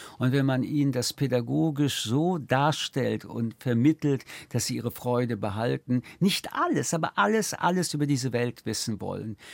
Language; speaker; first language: German; early bilingual, other home language; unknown